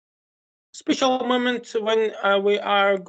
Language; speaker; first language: English; non-native, learner; Arabic